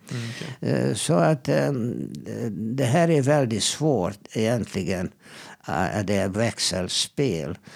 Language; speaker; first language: Swedish; non-native, fluent; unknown